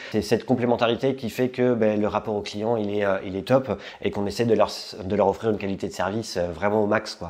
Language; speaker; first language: French; native; French